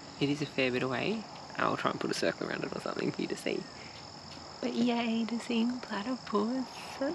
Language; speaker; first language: English; native; English